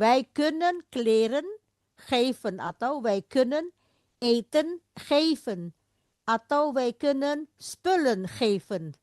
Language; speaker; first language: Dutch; non-native, fluent; Indonesian